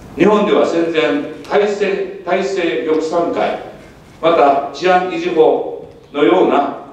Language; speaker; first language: Japanese; native; Japanese